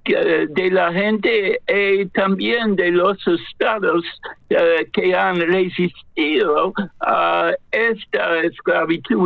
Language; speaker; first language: Spanish; non-native, fluent; English